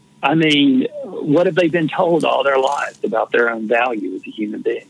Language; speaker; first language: English; native; English